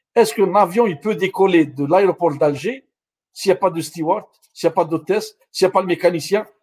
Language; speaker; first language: French; non-native, local second language; Arabic